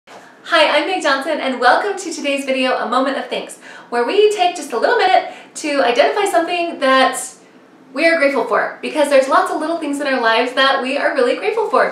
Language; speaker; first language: English; native; English